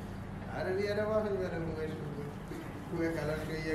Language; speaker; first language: Arabic; non-native, learner; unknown